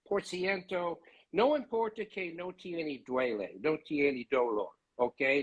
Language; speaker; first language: Spanish; non-native, learner; English